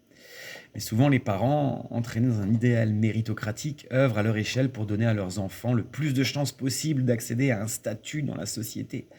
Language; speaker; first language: French; native; French